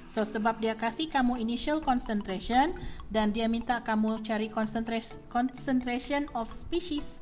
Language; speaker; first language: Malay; native; Malay